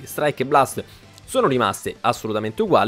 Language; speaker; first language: Italian; native; Italian